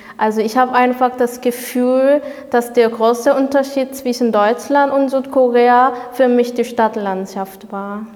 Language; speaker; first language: German; non-native, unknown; Korean